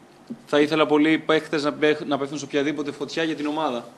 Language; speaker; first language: Greek; native; Greek